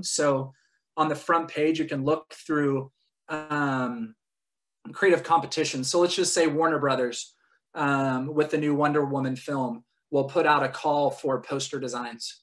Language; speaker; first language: English; native; English